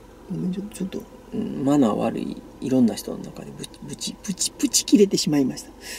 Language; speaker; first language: Japanese; native; Japanese